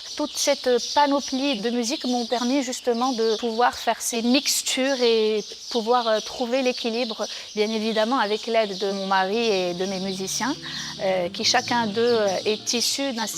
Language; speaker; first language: French; non-native, local second language; Arabic